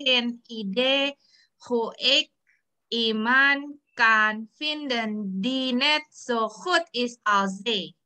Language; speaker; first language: Dutch; non-native, learner; Indonesian